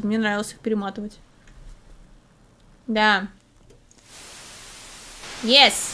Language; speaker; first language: Russian; native; Russian